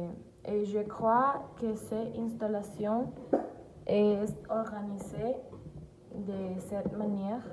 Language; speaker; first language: French; non-native, learner; Spanish